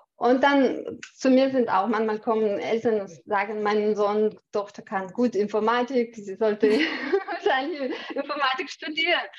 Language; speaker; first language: German; non-native, fluent; Russian